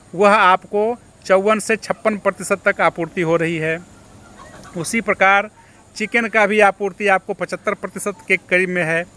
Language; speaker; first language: Hindi; native; Hindi